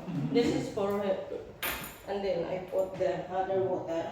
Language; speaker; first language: English; non-native, local second language; Filipino